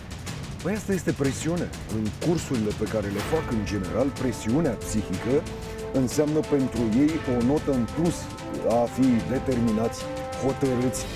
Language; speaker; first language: Romanian; native; Romanian